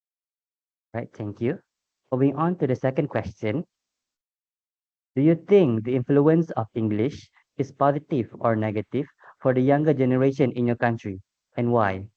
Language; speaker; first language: English; non-native, local second language; Malay